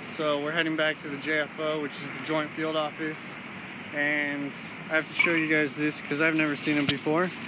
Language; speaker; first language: English; native; English